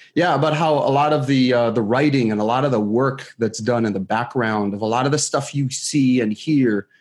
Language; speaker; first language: English; non-native, fluent; Hebrew